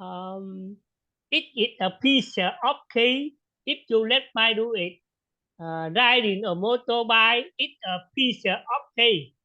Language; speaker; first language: English; non-native, learner; Vietnamese